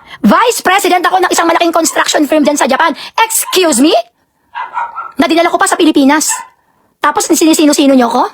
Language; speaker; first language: Filipino; native; Filipino